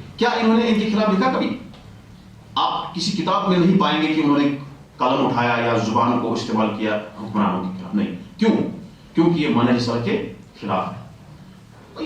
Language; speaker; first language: Urdu; non-native, local second language; Kashmiri